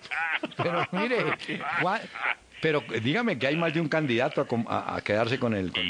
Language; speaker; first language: Spanish; native; Spanish